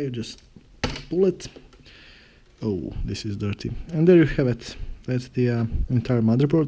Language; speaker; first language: English; non-native, fluent; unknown